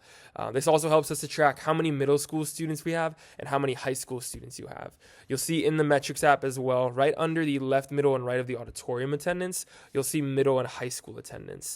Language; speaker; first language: English; native; English